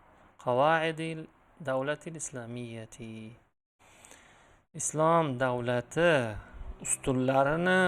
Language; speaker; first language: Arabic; non-native, fluent; Uzbek